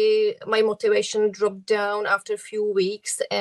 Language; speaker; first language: English; non-native, fluent; Czech